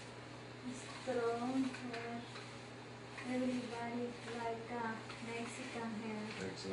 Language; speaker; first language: English; non-native, learner; Spanish